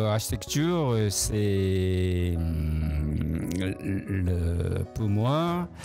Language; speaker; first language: French; non-native, learner; Japanese